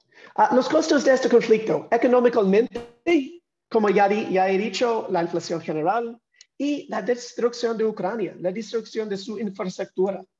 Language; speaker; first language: Spanish; non-native, fluent; English